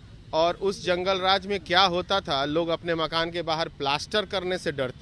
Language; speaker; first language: Hindi; native; Hindi